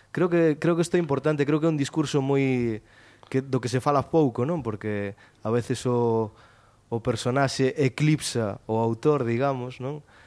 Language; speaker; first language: Galician; non-native, local second language; Spanish